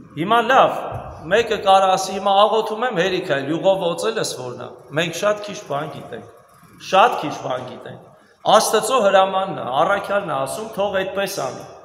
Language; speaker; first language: Armenian; native; Armenian